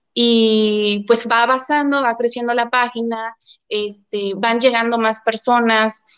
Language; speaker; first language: Spanish; early bilingual, heritage; Spanish